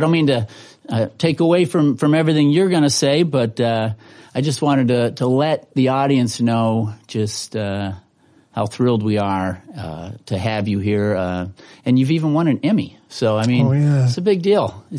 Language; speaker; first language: English; native; English